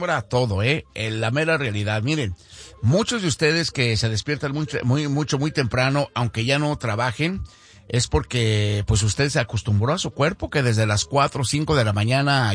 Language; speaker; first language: Spanish; native; Spanish